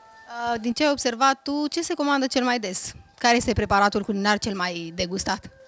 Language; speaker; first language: Romanian; native; Romanian